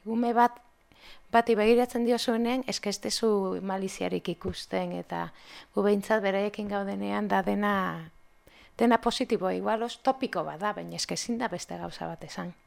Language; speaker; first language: Basque; non-native, local second language; Spanish